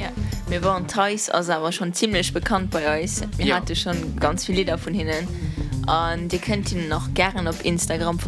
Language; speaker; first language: German; non-native, local second language; Luxembourgish